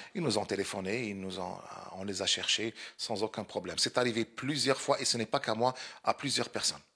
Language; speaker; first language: French; non-native, local second language; Arabic